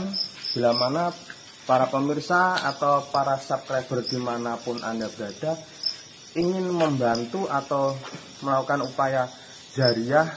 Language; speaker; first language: Indonesian; native; Indonesian